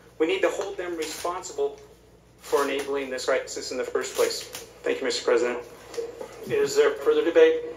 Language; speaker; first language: English; native; English